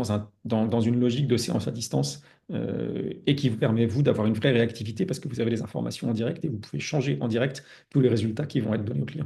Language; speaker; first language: French; native; French